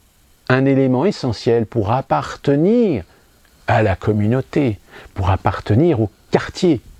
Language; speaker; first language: French; native; French